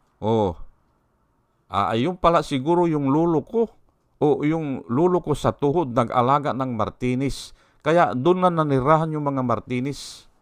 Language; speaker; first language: Filipino; non-native, local second language; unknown